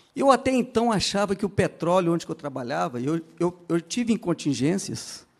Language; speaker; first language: Portuguese; native; Portuguese